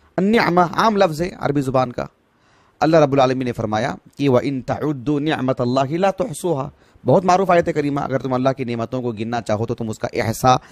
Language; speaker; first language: Urdu; native; Urdu